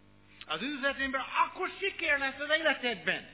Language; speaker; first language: Hungarian; non-native, learner; English